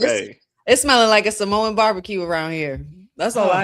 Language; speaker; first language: English; native; English